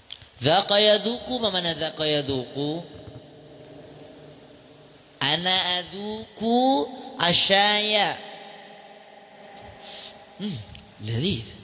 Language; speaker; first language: Arabic; non-native, fluent; Indonesian